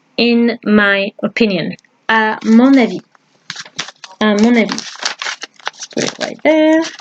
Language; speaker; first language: French; non-native, fluent; English